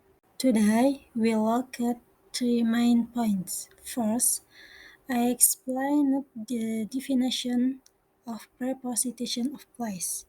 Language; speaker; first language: English; non-native, learner; Indonesian